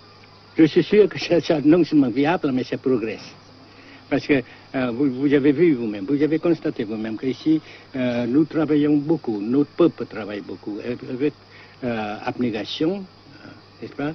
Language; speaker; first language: French; non-native, local second language; Vietnamese